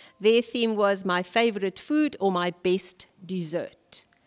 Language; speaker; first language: English; non-native, local second language; Afrikaans